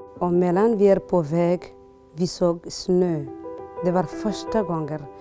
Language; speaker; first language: Swedish; non-native, learner; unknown